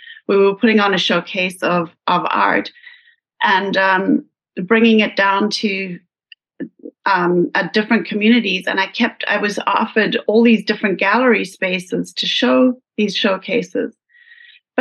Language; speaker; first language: English; native; English